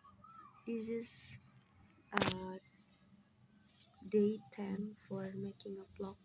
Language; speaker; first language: English; non-native, learner; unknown